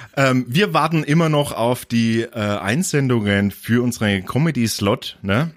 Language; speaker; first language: German; native; German